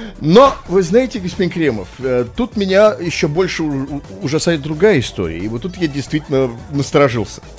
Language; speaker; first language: Russian; native; Russian